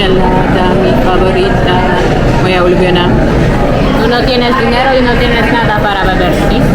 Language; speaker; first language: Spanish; non-native, learner; Polish